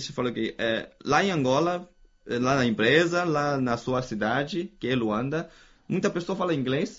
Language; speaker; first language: Portuguese; non-native, fluent; Chinese